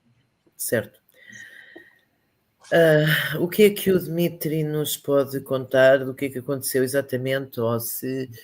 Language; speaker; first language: Portuguese; native; Portuguese